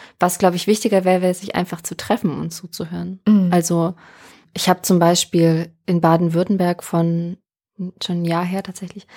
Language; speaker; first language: German; early bilingual, other home language; Russian